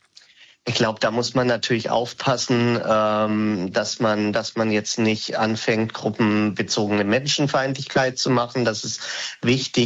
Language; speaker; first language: German; native; German